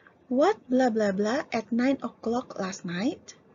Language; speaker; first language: English; non-native, fluent; Indonesian